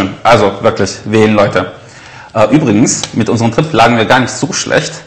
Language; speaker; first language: German; native; German